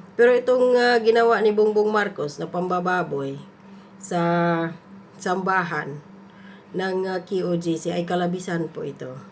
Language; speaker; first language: Filipino; non-native, local second language; Cebuano